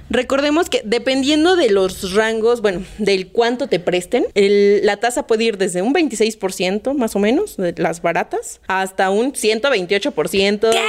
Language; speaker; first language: Spanish; native; Spanish